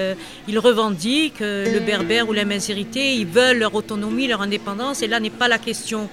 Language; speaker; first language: French; non-native, local second language; Kabyle